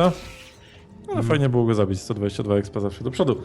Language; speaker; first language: Polish; native; Polish